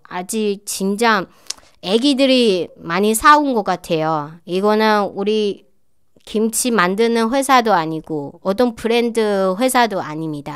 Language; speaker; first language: Korean; non-native, fluent; Chinese